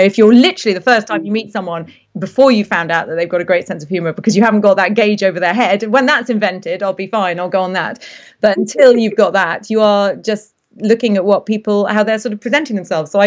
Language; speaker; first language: English; native; English